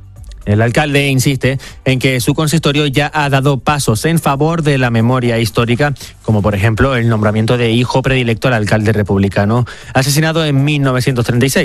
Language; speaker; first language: Spanish; native; Spanish